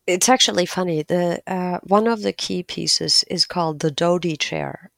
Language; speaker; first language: English; non-native, fluent; German